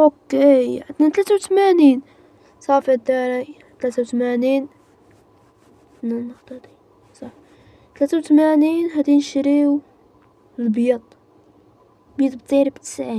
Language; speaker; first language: Arabic; native; Arabic